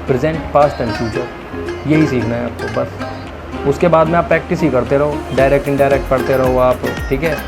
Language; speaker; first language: Hindi; native; Hindi